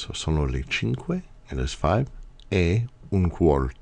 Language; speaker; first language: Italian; non-native, fluent; English